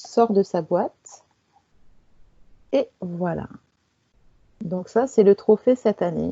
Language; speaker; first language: French; native; French